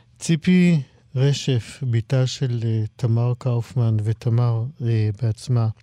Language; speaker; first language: Hebrew; native; Hebrew